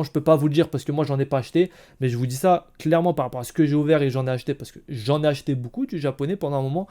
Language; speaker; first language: French; native; French